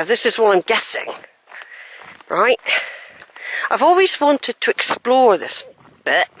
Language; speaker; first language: English; native; English